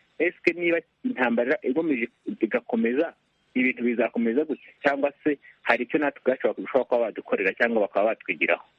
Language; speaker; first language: Kinyarwanda; native; Kinyarwanda